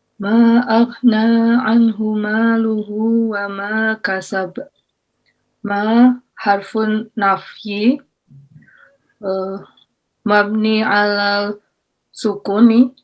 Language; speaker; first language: Arabic; non-native, learner; Indonesian